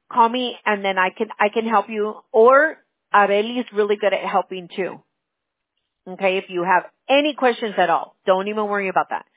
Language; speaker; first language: English; early bilingual, other home language; Spanish